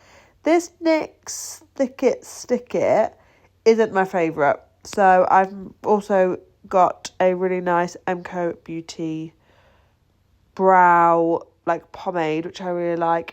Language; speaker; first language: English; native; English